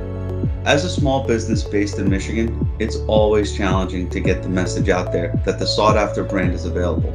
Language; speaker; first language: English; native; English